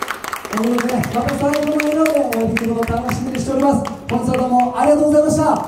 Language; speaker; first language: Japanese; native; Japanese